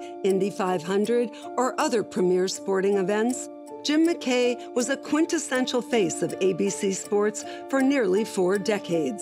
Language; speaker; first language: English; native; English